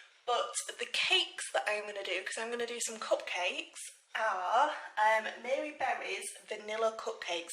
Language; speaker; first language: English; native; English